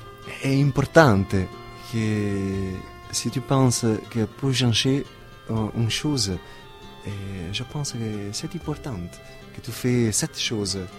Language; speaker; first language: French; non-native, learner; Italian